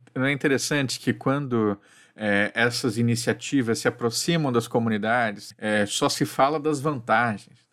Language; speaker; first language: Portuguese; native; Portuguese